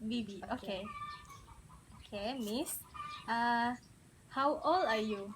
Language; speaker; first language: English; non-native, learner; Malay